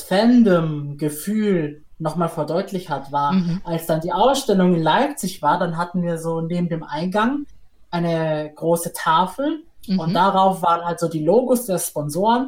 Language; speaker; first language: German; native; German